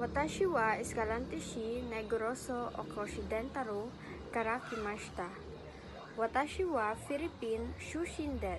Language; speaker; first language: Japanese; non-native, learner; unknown